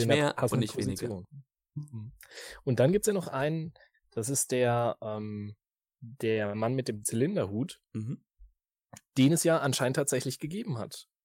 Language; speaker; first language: German; native; German